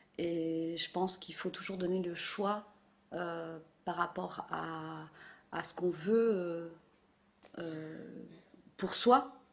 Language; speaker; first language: French; non-native, fluent; Persian